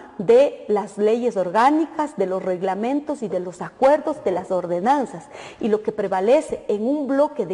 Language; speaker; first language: Spanish; native; Spanish